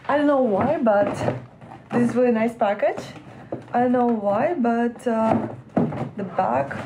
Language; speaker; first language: English; non-native, learner; Ukrainian